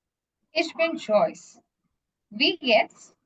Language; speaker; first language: German; non-native, learner; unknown